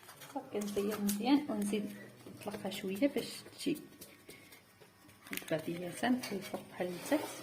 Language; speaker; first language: Arabic; native; Arabic